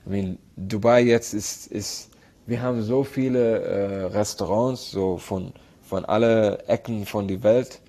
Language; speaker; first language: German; non-native, learner; Arabic